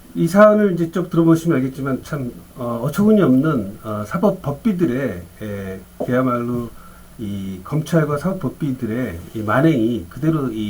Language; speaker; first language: Korean; native; Korean